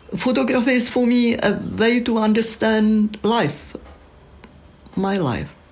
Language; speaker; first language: English; non-native, fluent; Czech